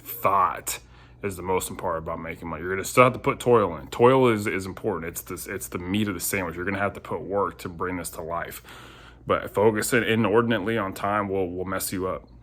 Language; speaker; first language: English; native; English